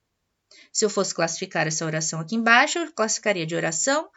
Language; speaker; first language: Portuguese; native; Portuguese